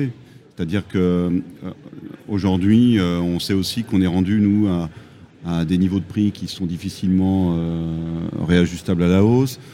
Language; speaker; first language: French; native; French